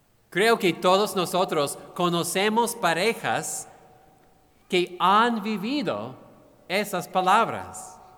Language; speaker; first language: Spanish; non-native, fluent; English